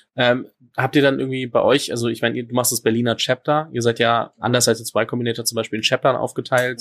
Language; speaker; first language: German; native; German